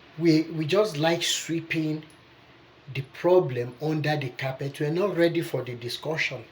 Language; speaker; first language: English; non-native, local second language; Yoruba